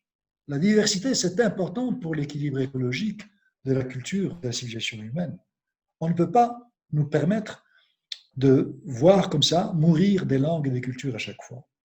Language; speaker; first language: French; non-native, local second language; Kabyle